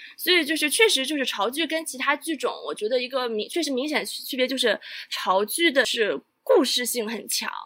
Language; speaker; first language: Chinese; native; Chinese